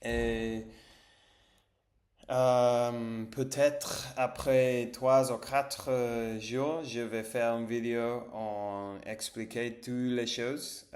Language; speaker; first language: French; non-native, learner; English